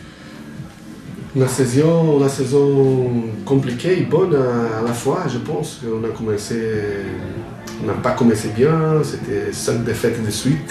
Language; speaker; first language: French; non-native, fluent; Portuguese